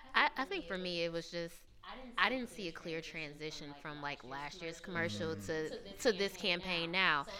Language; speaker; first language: English; native; English